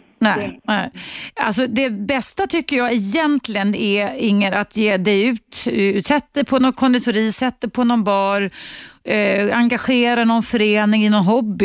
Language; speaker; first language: Swedish; native; Swedish